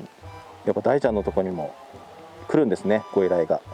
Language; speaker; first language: Japanese; native; Japanese